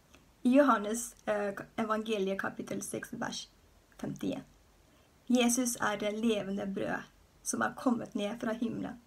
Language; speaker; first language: Norwegian; non-native, fluent; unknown